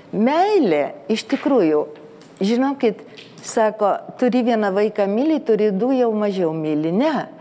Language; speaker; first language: Lithuanian; early bilingual, heritage; Lithuanian